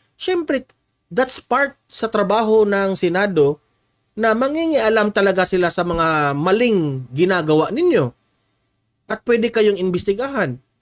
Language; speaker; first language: Filipino; non-native, local second language; Cebuano